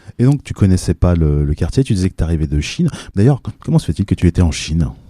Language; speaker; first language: French; native; French